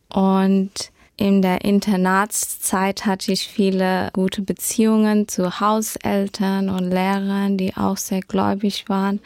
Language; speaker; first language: German; early bilingual, heritage; German